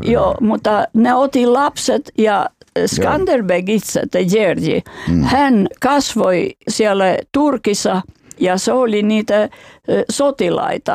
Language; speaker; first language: Finnish; non-native, fluent; Albanian